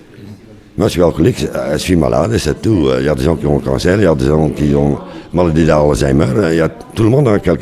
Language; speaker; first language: French; non-native, local second language; Dutch